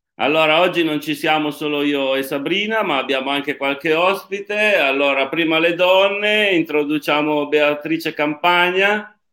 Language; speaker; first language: Italian; native; Italian